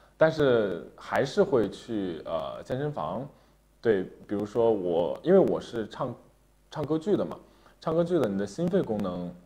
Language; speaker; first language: Chinese; native; Chinese